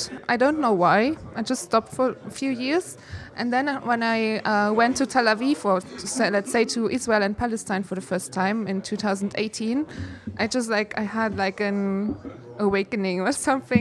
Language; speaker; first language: English; non-native, fluent; Luxembourgish